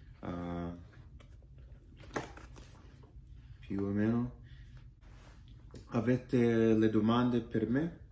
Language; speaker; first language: Italian; non-native, learner; English